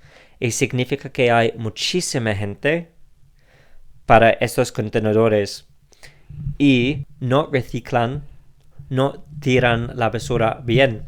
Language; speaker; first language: Spanish; non-native, fluent; English